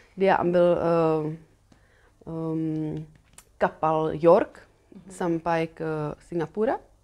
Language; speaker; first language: Indonesian; non-native, fluent; Czech